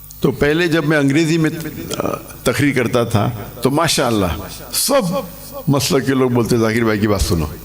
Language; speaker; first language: Urdu; non-native, local second language; English